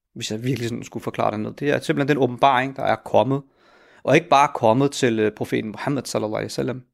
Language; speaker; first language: Danish; early bilingual, other home language; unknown